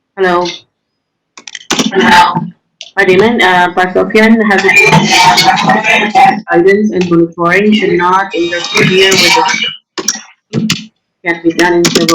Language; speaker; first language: English; non-native, fluent; Indonesian